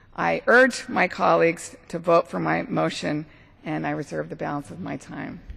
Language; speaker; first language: English; native; English